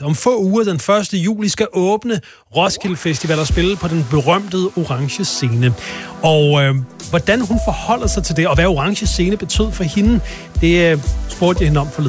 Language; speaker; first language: Danish; native; Danish